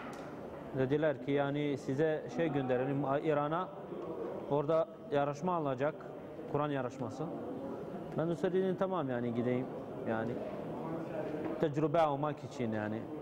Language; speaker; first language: Turkish; non-native, fluent; Bulgarian